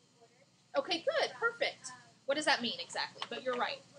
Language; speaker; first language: English; native; English